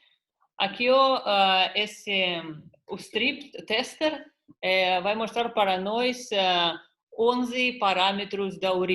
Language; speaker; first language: Portuguese; non-native, fluent; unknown